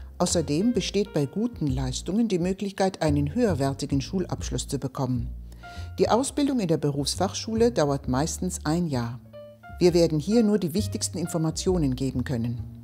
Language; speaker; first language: German; non-native, fluent; Greek